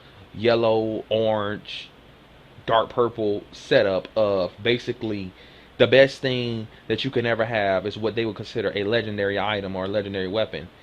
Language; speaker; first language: English; native; English